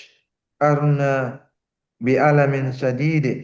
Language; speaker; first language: Arabic; non-native, learner; Indonesian